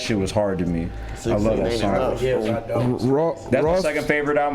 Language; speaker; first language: English; native; English